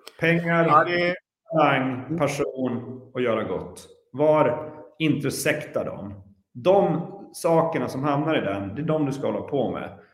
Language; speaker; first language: Swedish; native; Swedish